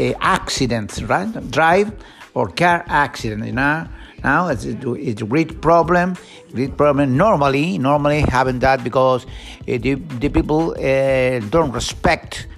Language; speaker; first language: English; non-native, learner; Spanish